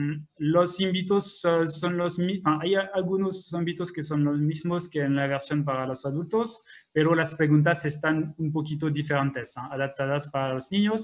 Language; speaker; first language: Spanish; non-native, fluent; French